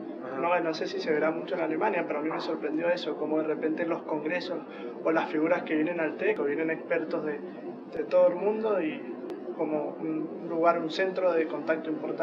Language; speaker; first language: Spanish; non-native, fluent; German